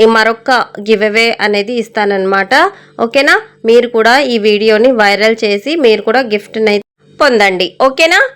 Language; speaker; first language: Telugu; non-native, local second language; Urdu